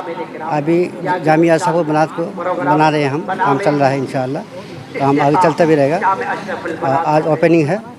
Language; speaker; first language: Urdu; non-native, local second language; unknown